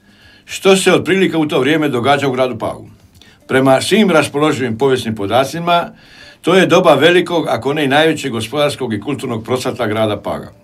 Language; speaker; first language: Croatian; native; Croatian